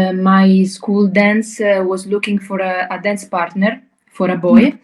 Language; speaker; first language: English; non-native, learner; Italian